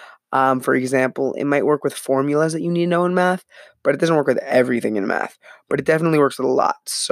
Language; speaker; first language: English; native; English